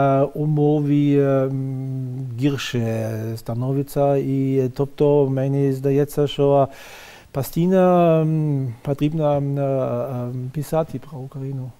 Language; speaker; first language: Ukrainian; non-native, fluent; German